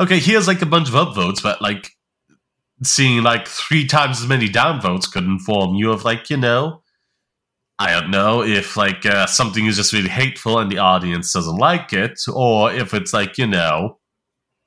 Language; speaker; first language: English; native; English